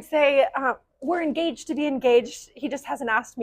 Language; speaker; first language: English; native; English